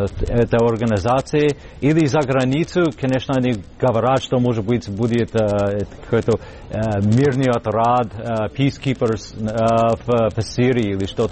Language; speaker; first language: Russian; non-native, fluent; English